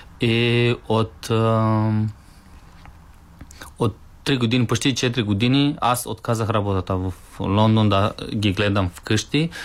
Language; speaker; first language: Bulgarian; non-native, learner; Romanian